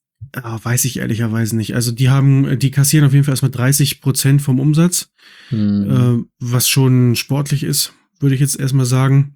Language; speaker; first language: German; native; German